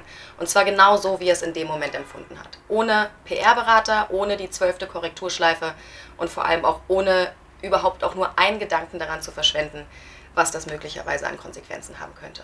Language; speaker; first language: German; native; German